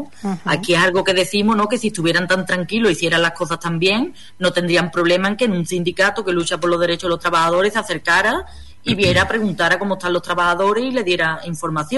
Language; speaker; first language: Spanish; native; Spanish